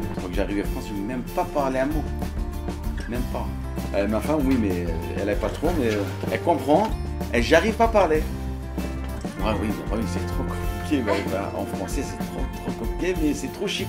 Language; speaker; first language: French; non-native, learner; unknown